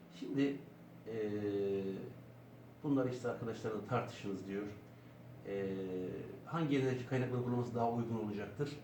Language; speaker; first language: Turkish; native; Turkish